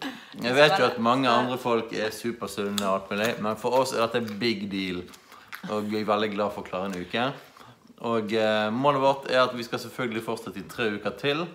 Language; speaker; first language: Norwegian; native; Norwegian